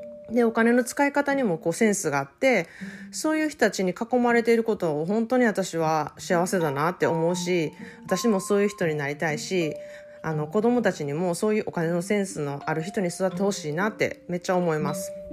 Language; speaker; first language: Japanese; native; Japanese